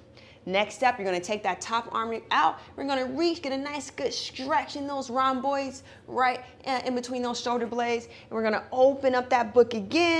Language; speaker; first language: English; native; English